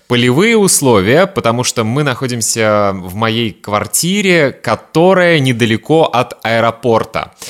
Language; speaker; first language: Russian; native; Russian